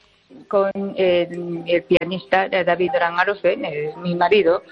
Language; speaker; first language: Spanish; non-native, fluent; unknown